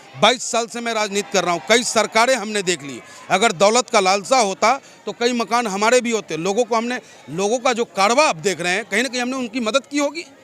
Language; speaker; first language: Hindi; native; Hindi